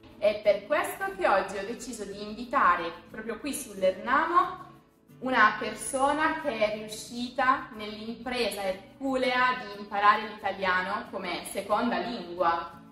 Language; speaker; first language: Italian; native; Italian